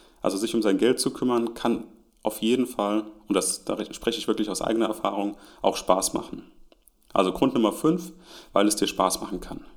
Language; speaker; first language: German; native; German